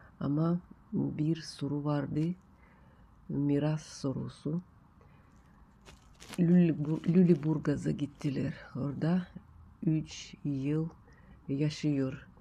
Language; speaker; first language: Turkish; non-native, learner; Russian